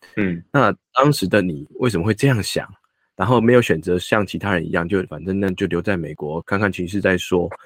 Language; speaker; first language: Chinese; native; Chinese